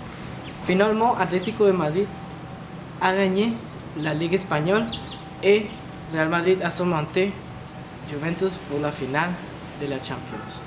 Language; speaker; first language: French; non-native, learner; Spanish